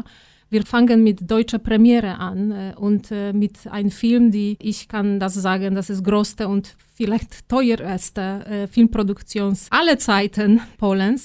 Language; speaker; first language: German; non-native, fluent; Polish